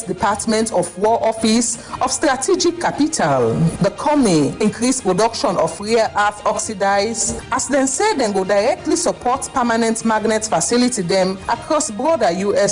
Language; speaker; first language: English; non-native, local second language; Krio